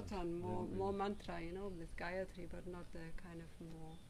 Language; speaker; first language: English; non-native, fluent; German